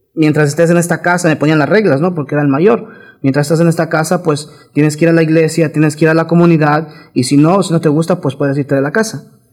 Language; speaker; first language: Spanish; native; Spanish